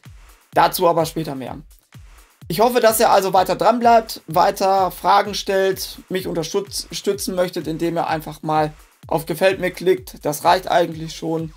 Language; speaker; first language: German; native; German